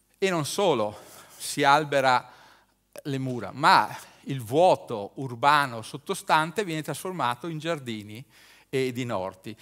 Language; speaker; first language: Italian; native; Italian